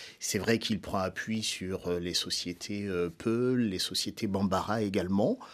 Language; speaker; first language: French; non-native, local second language; Mossi